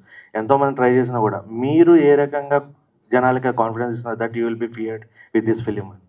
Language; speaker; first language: Telugu; native; Telugu